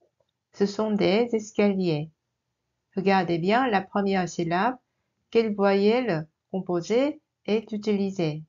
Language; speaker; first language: French; non-native, fluent; Korean